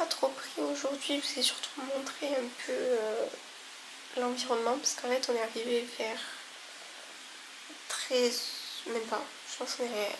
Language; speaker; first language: French; native; French